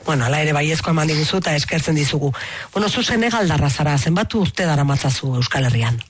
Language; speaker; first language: Basque; native; Basque